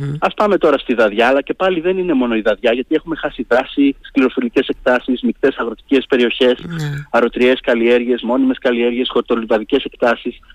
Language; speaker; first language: Greek; native; Greek